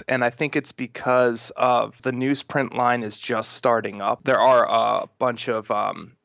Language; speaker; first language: English; native; English